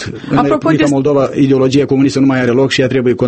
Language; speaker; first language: Romanian; native; Romanian